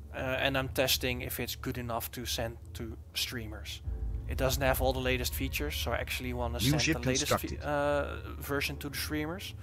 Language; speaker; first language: English; non-native, fluent; Dutch